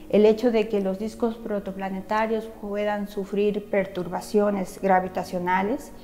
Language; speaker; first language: Spanish; native; Spanish